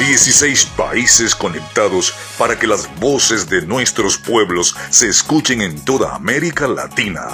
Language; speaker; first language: Spanish; native; Spanish